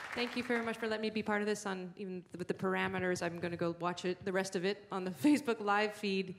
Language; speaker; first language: English; native; English